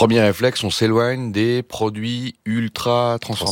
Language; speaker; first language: French; native; French